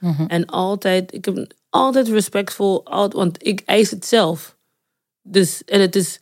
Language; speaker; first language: Dutch; native; Dutch